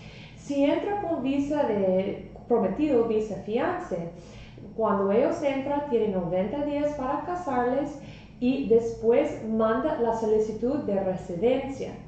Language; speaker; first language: Spanish; non-native, fluent; English